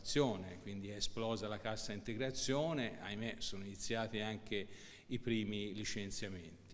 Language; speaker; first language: Italian; native; Italian